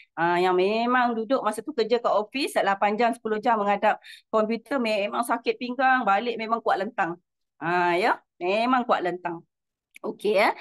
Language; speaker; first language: Malay; native; Malay